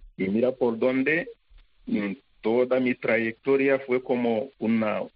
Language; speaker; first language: Spanish; non-native, fluent; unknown